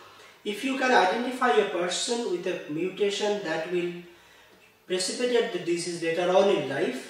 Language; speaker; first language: English; non-native, local second language; Bangla